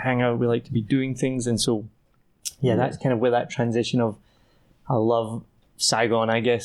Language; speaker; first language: English; native; English